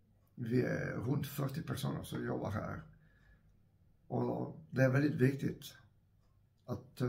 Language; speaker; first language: Swedish; non-native, fluent; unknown